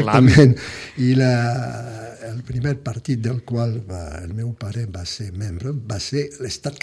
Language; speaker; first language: Catalan; early bilingual, heritage; Catalan